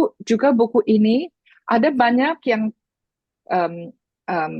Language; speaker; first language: Indonesian; early bilingual, heritage; Indonesian